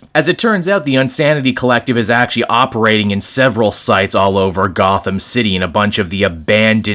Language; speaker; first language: English; native; English